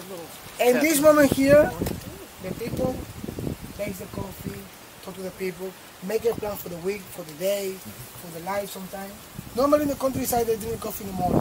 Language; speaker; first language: English; non-native, fluent; Spanish